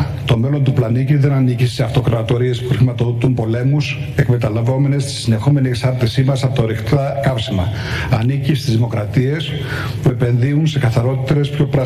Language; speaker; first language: Greek; native; Greek